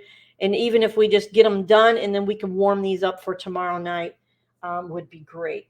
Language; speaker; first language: English; native; English